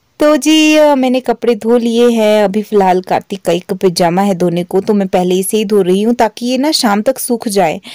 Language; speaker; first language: Hindi; native; Hindi